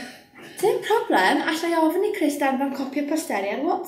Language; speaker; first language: Welsh; non-native, local second language; English